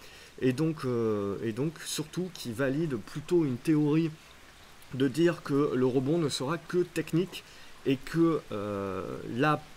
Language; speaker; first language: French; native; French